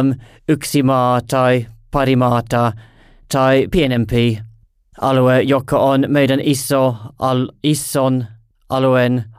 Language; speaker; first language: Finnish; non-native, learner; English